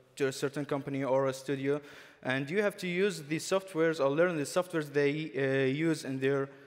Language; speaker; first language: English; non-native, fluent; Arabic